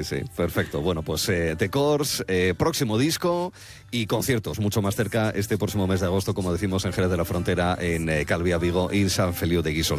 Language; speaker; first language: Spanish; native; Spanish